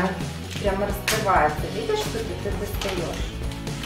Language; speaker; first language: Russian; native; Russian